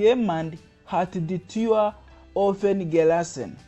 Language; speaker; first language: German; non-native, learner; Kinyarwanda